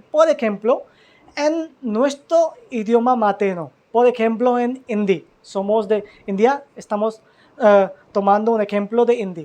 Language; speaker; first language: Spanish; non-native, learner; Hindi